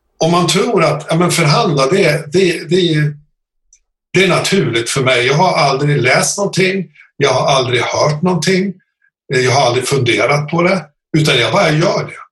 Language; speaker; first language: Swedish; native; Swedish